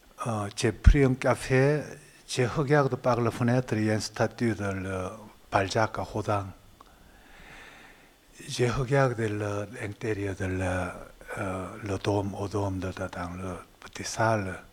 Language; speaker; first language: French; non-native, learner; Korean